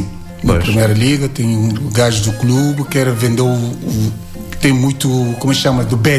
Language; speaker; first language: Portuguese; non-native, learner; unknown